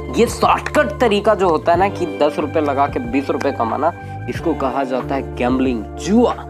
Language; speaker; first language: Hindi; native; Hindi